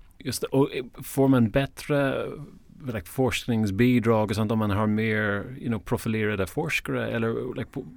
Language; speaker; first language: Swedish; non-native, fluent; English